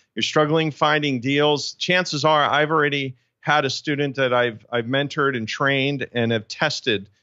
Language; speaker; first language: English; native; English